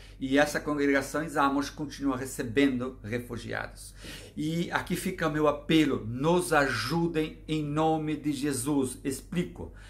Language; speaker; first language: Portuguese; native; Portuguese